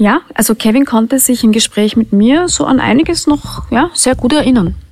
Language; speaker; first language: German; native; German